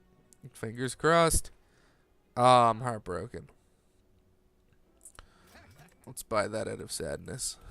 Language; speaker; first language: English; native; English